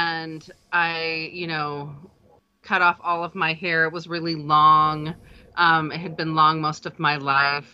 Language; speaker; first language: English; native; English